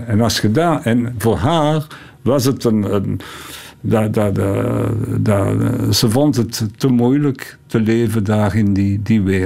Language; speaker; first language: Dutch; non-native, local second language; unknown